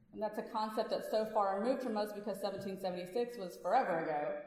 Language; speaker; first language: English; early bilingual, other home language; Hindi